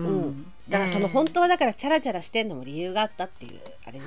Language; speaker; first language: Japanese; native; Japanese